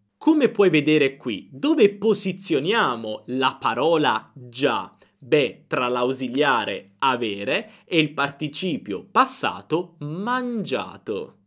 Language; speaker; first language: Italian; native; Italian